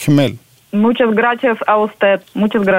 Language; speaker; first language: Spanish; non-native, learner; Ukrainian